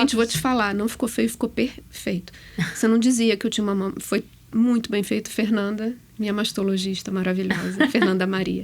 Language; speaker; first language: Portuguese; native; Portuguese